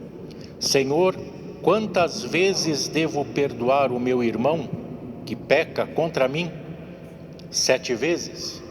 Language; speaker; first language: Portuguese; native; Portuguese